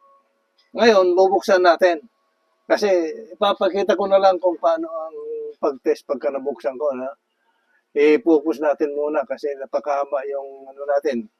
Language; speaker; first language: Filipino; native; Filipino